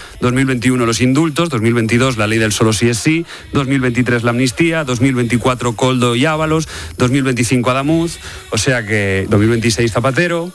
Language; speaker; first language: Spanish; native; Spanish